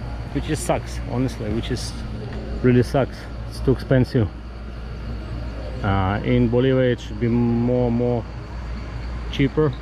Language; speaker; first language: English; non-native, fluent; Russian